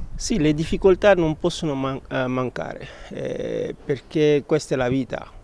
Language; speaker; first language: Italian; non-native, fluent; Wolof